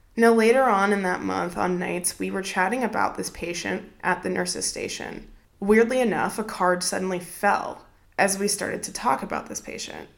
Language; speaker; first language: English; native; English